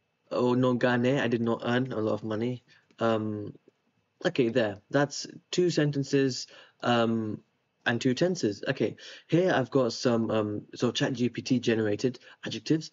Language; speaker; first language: English; native; English